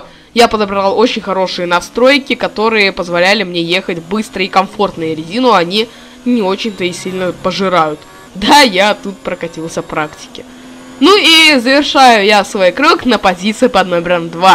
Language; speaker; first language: Russian; native; Russian